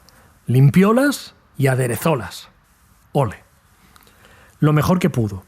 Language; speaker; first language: Spanish; native; Spanish